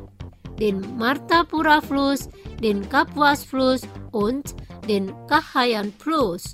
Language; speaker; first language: German; non-native, fluent; Indonesian